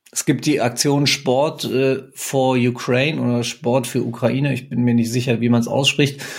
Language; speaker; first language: German; native; German